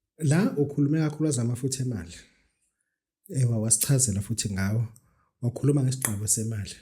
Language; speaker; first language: Zulu; native; Zulu